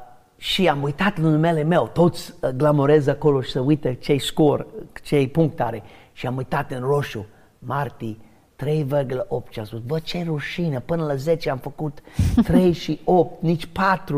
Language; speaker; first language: Romanian; non-native, fluent; English